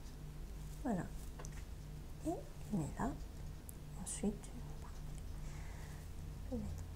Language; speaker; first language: French; non-native, learner; Japanese